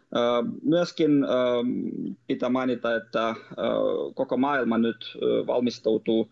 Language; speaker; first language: Finnish; non-native, fluent; Russian